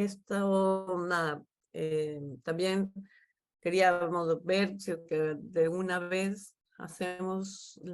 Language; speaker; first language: Spanish; native; Spanish